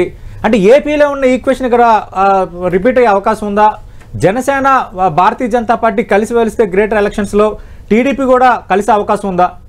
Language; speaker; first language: Telugu; native; Telugu